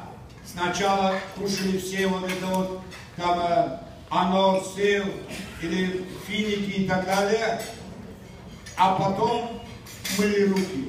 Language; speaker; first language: Russian; non-native, local second language; Tajik